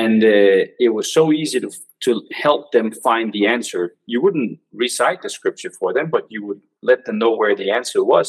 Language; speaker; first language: English; non-native, fluent; Danish